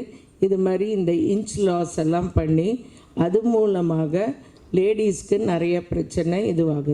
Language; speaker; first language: Tamil; native; Tamil